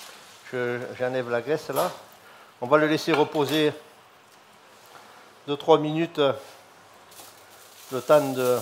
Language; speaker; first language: French; native; French